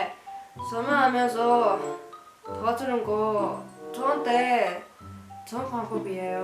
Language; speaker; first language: Korean; non-native, learner; Finnish